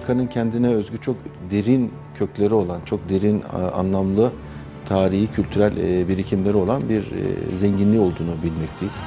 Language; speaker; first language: Turkish; native; Turkish